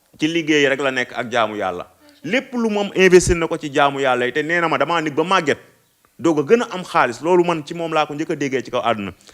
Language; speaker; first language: Wolof; native; Wolof